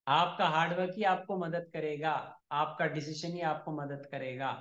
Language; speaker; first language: Hindi; non-native, local second language; Telugu